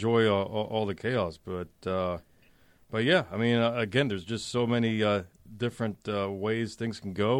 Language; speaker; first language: English; native; English